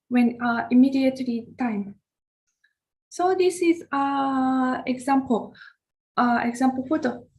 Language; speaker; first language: English; non-native, learner; Japanese